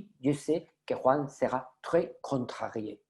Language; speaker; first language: French; non-native, learner; Spanish